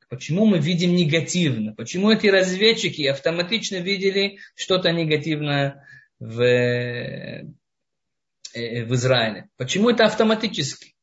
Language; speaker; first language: Russian; non-native, fluent; Hebrew